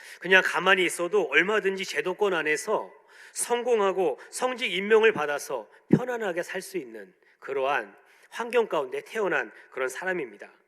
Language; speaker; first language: Korean; native; Korean